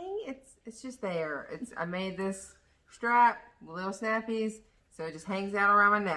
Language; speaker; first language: English; native; English